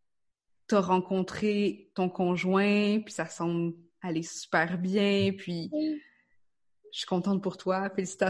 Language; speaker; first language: French; native; French